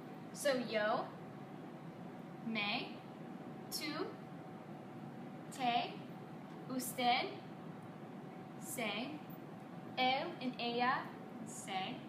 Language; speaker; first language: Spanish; non-native, learner; English